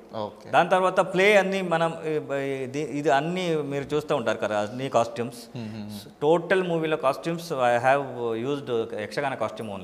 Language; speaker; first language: Telugu; non-native, learner; Kannada